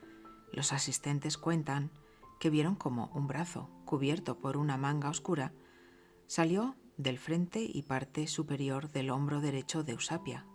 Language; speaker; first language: Spanish; native; Spanish